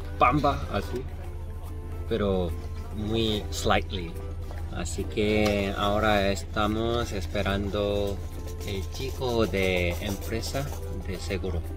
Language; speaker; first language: Spanish; non-native, learner; Korean